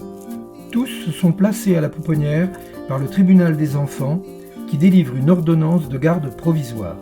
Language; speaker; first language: French; native; French